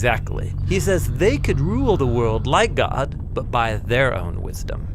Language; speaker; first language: English; native; English